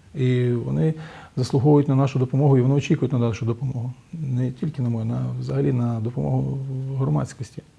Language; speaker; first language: Ukrainian; native; Ukrainian